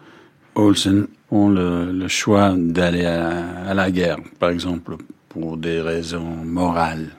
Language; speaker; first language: French; non-native, fluent; English